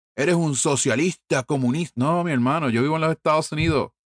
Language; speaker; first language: Spanish; early bilingual, heritage; Spanish